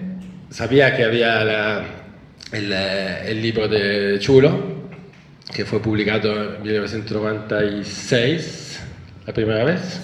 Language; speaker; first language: Spanish; non-native, fluent; Italian